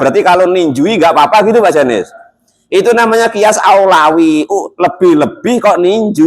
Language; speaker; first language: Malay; non-native, local second language; Javanese